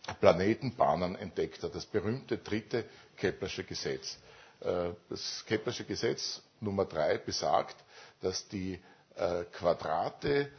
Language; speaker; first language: German; native; German